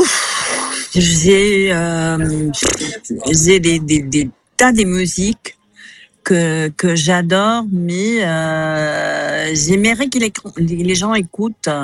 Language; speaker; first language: French; non-native, fluent; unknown